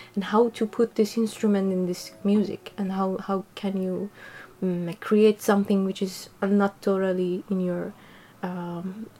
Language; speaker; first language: English; non-native, fluent; Persian